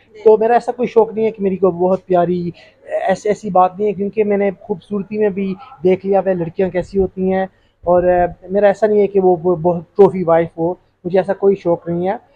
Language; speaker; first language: Hindi; early bilingual, heritage; Urdu